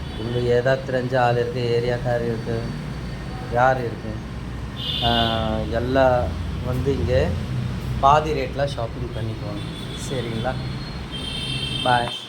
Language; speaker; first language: Tamil; non-native, local second language; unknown